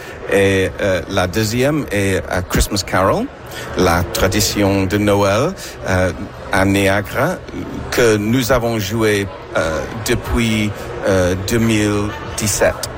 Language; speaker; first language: French; non-native, learner; English